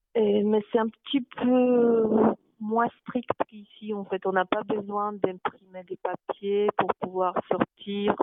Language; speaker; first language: French; non-native, fluent; Polish